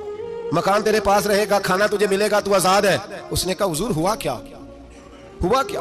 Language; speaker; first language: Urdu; non-native, local second language; Punjabi